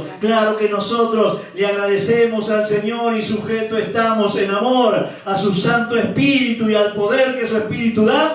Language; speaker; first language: Spanish; native; Spanish